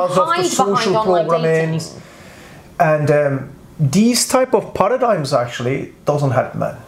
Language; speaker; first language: English; non-native, fluent; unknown